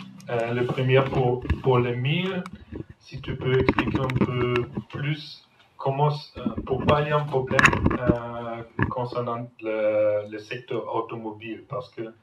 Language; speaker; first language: French; non-native, fluent; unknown